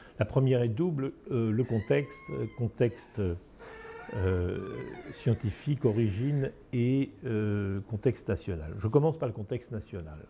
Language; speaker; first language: French; native; French